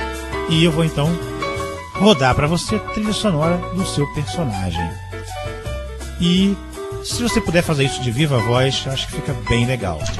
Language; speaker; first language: Portuguese; native; Portuguese